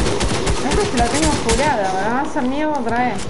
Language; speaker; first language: Spanish; native; Spanish